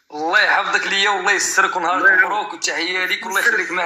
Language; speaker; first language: Arabic; native; Arabic